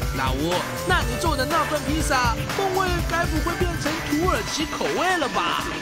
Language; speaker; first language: Chinese; native; Chinese